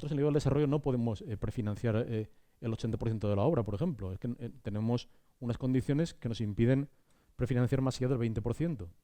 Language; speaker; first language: Spanish; native; Spanish